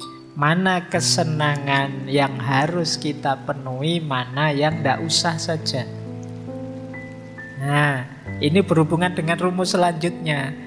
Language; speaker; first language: Indonesian; native; Indonesian